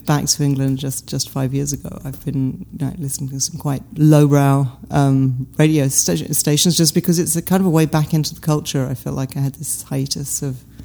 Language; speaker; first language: English; native; English